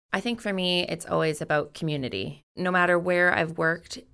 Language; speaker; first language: English; native; English